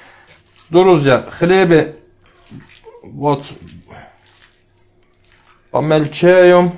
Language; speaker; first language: Russian; non-native, learner; Turkish